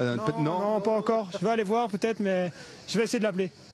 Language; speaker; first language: French; native; French